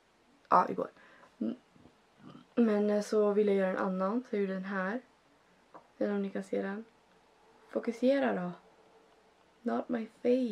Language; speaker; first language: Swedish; early bilingual, other home language; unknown